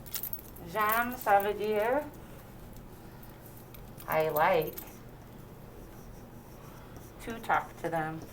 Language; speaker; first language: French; non-native, fluent; English